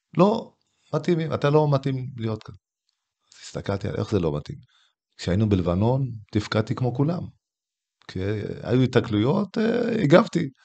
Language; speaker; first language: Hebrew; early bilingual, other home language; Tigrinya